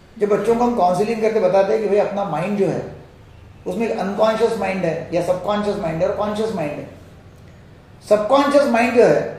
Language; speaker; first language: Hindi; non-native, local second language; Marathi